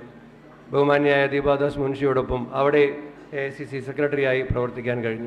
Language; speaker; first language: Malayalam; native; Malayalam